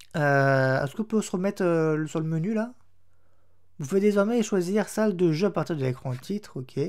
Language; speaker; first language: French; native; French